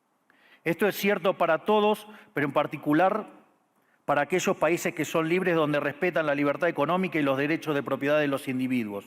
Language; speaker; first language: Spanish; native; Spanish